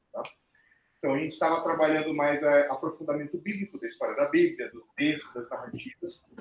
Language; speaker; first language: Portuguese; native; Portuguese